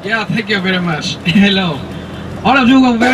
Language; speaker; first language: English; non-native, learner; Vietnamese